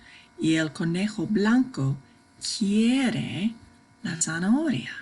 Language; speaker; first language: Spanish; non-native, fluent; English